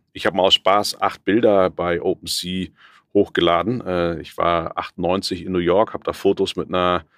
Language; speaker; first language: German; native; German